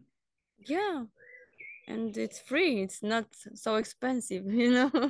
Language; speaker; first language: English; non-native, learner; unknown